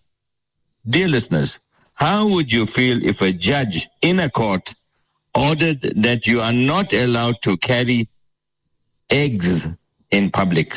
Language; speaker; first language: English; native; English